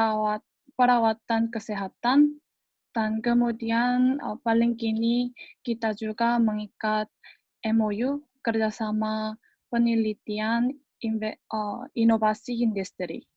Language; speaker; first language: Indonesian; non-native, learner; Korean